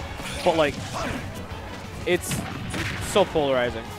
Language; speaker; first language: English; native; English